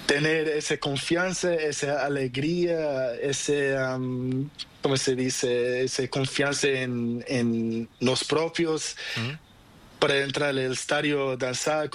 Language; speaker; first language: Spanish; non-native, learner; Portuguese